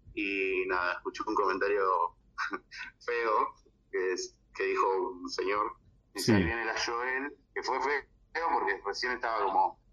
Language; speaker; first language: Spanish; native; Spanish